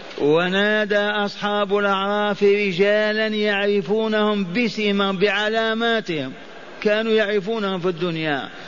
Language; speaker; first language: Arabic; native; Arabic